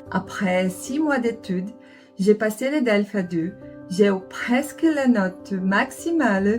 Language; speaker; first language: French; non-native, learner; Portuguese